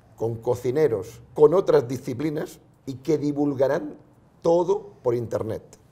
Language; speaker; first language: Spanish; non-native, local second language; Catalan